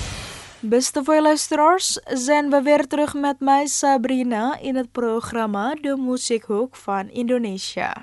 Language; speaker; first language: Dutch; non-native, fluent; Indonesian